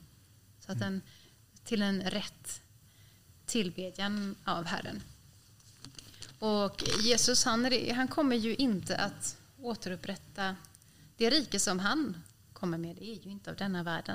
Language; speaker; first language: Swedish; native; Swedish